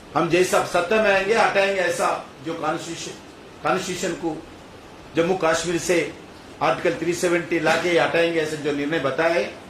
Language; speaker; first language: Hindi; non-native, local second language; Telugu